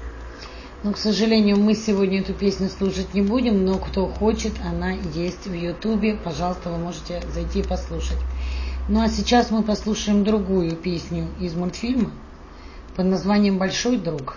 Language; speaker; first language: Russian; native; Russian